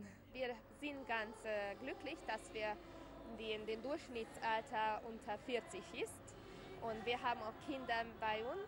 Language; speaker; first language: German; non-native, local second language; Hungarian